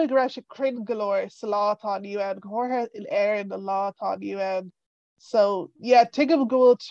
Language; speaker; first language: Irish; non-native, local second language; English